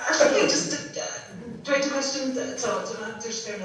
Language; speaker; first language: Welsh; non-native, fluent; English